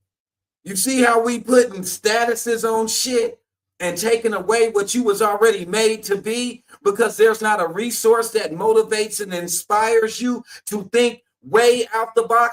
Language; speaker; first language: English; native; English